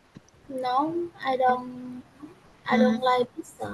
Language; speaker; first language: English; non-native, learner; Vietnamese